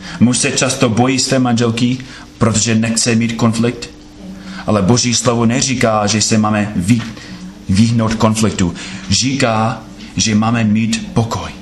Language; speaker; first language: Czech; non-native, fluent; English